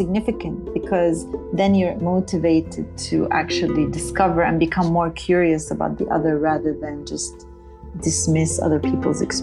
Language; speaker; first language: English; non-native, fluent; Arabic